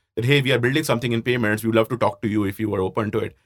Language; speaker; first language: English; non-native, local second language; Hindi